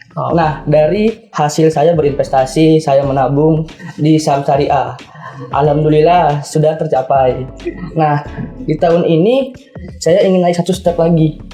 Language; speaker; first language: Indonesian; native; Indonesian